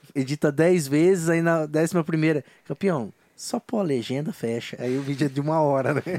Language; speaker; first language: Portuguese; native; Portuguese